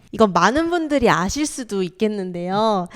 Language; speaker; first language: Korean; native; Korean